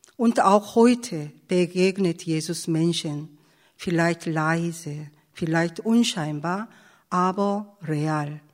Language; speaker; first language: German; non-native, fluent; Korean